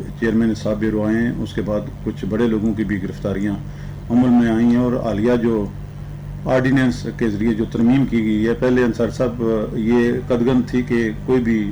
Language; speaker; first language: Urdu; non-native, local second language; Punjabi